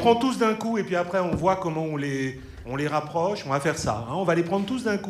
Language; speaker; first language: French; native; French